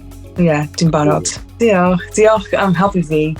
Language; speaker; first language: Welsh; non-native, learner; English